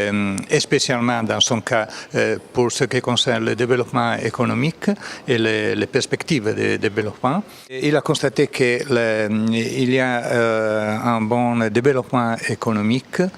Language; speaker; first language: French; non-native, fluent; Italian